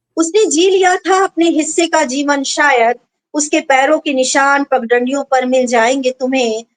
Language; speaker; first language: Hindi; non-native, local second language; Bangla